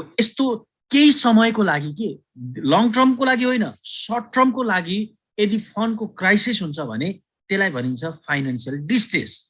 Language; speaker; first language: Nepali; native; Nepali